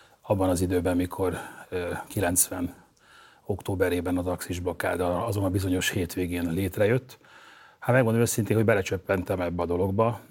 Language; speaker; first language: Hungarian; native; Hungarian